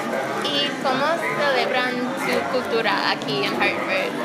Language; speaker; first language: Spanish; non-native, learner; English